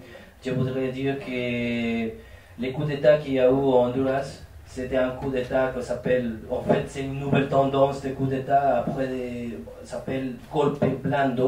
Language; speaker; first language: French; non-native, fluent; Spanish